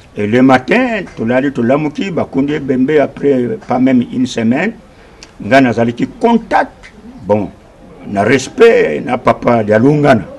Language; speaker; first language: Lingala; non-native, local second language; Kongo